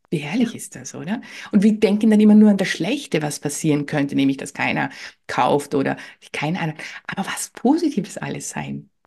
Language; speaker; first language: German; native; German